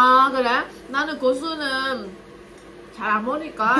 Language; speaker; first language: Korean; non-native, fluent; Vietnamese